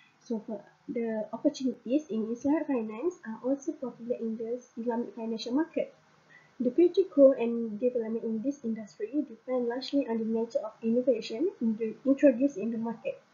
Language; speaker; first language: English; non-native, local second language; Malay